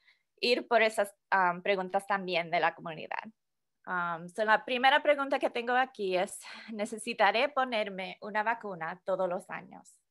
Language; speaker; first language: Spanish; non-native, fluent; English